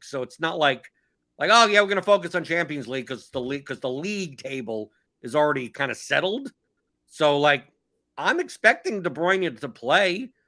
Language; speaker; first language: English; native; English